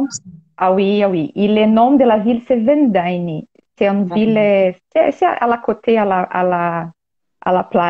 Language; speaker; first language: French; non-native, learner; Portuguese